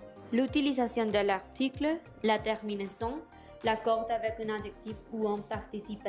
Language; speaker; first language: French; non-native, learner; Spanish